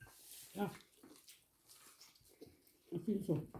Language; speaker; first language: German; non-native, learner; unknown